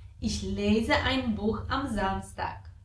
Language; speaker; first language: German; non-native, fluent; Polish